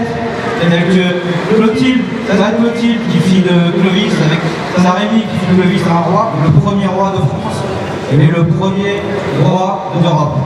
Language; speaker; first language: French; native; French